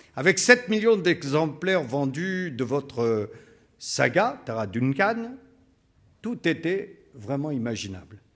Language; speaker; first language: French; native; French